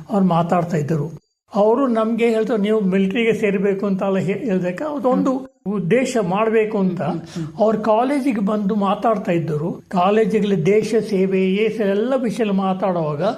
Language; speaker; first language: Kannada; non-native, local second language; Kodava